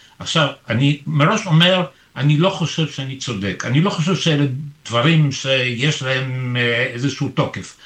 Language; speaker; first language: Hebrew; early bilingual, other home language; Polish